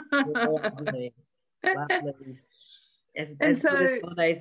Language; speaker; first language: English; native; English